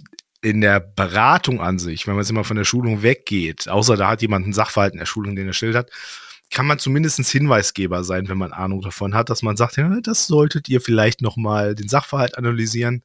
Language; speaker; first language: German; native; German